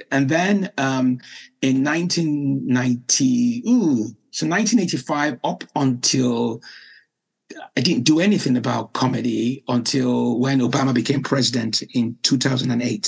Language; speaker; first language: English; non-native, local second language; Yoruba